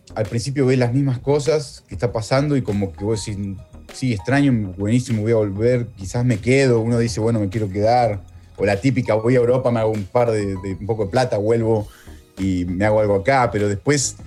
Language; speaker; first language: Spanish; native; Spanish